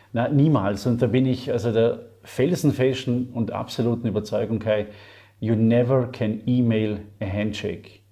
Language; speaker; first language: German; native; German